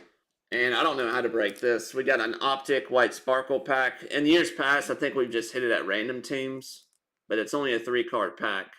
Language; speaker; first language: English; native; English